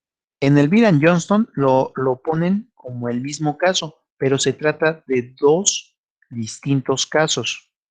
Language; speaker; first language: Spanish; native; Spanish